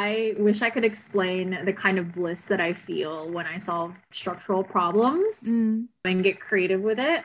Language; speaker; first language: English; non-native, local second language; Filipino